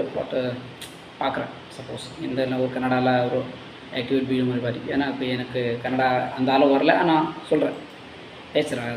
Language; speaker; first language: Tamil; non-native, learner; Hindi